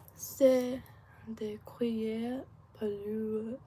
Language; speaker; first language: French; non-native, learner; English